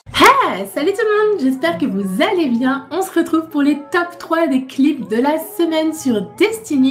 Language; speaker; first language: French; native; French